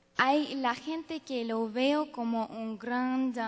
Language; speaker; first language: Spanish; non-native, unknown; English